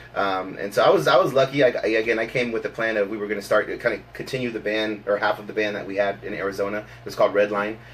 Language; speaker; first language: English; native; English